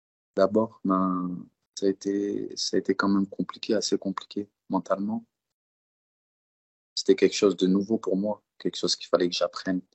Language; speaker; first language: French; early bilingual, other home language; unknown